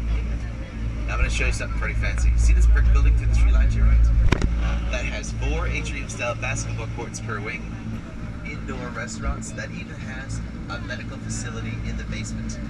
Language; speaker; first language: English; native; English